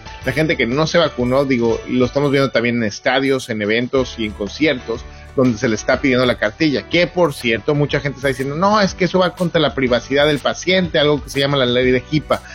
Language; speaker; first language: Spanish; native; Spanish